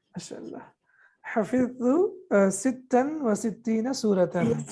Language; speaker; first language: Arabic; non-native, fluent; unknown